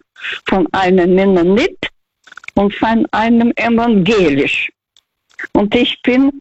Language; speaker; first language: German; non-native, fluent; Russian